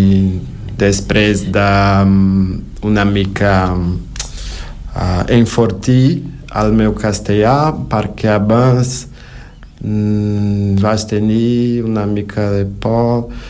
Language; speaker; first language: Catalan; non-native, learner; Portuguese